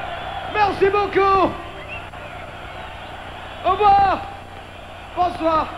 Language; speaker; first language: French; non-native, learner; English